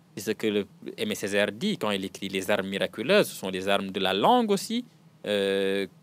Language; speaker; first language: French; non-native, local second language; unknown